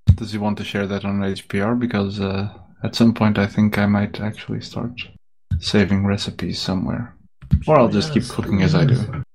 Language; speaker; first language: English; native; English